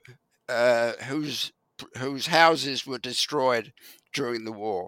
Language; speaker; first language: English; native; English